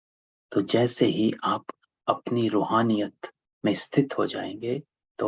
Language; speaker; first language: Hindi; native; Hindi